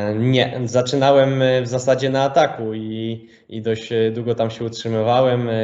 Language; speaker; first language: Polish; native; Polish